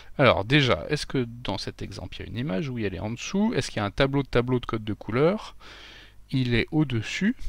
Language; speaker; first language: French; native; French